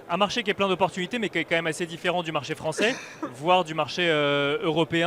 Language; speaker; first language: French; native; French